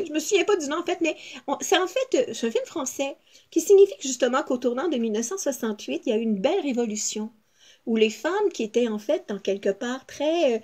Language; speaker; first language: French; native; French